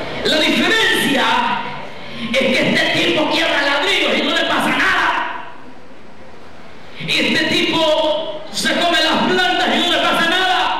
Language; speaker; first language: Spanish; native; Spanish